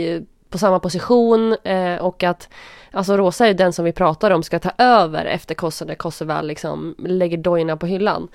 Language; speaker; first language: Swedish; native; Swedish